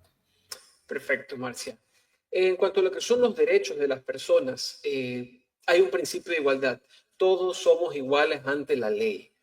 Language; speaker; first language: Spanish; native; Spanish